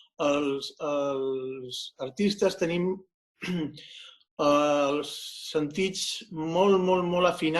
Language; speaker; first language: Catalan; non-native, local second language; Spanish